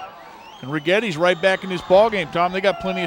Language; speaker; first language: English; native; English